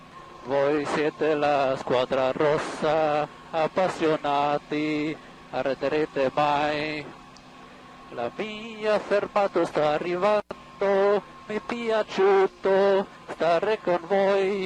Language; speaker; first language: Italian; non-native, learner; German